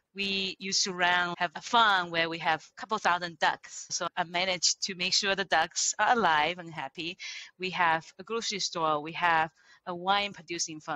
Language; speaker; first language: English; non-native, fluent; Chinese